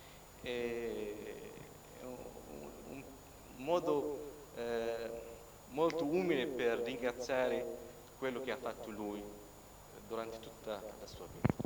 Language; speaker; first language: Italian; non-native, fluent; Arabic